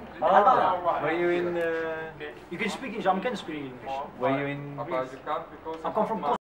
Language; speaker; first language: English; non-native, learner; Albanian